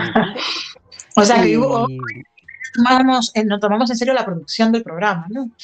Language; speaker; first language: Spanish; native; Spanish